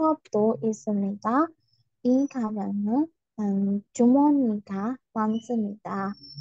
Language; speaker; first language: Korean; non-native, learner; Burmese